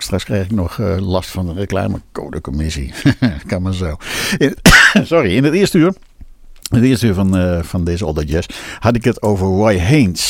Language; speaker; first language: Dutch; native; Dutch